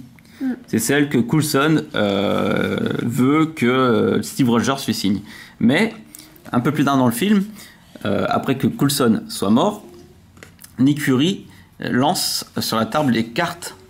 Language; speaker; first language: French; native; French